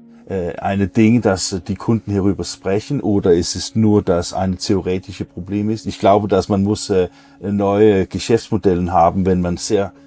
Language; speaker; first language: German; non-native, learner; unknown